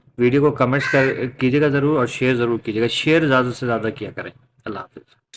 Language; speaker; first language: Urdu; native; Urdu